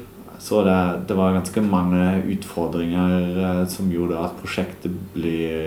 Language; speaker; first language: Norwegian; non-native, fluent; German